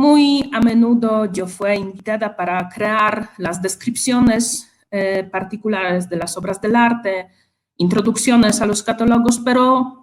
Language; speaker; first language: Spanish; non-native, fluent; Polish